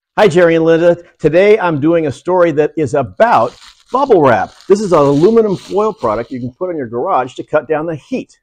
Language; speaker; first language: English; native; English